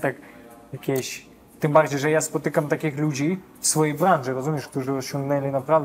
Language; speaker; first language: Polish; non-native, fluent; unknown